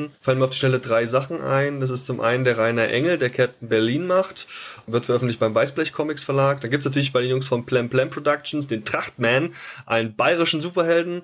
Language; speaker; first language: German; native; German